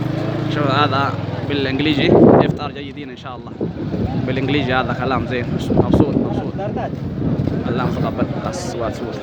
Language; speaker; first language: Arabic; non-native, learner; Oromo